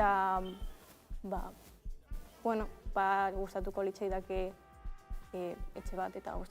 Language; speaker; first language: Basque; non-native, local second language; Spanish